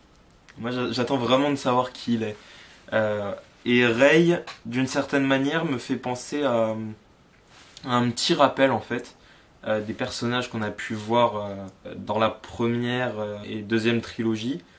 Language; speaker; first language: French; native; French